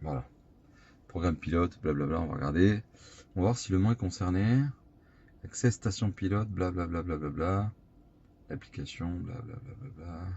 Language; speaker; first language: French; native; French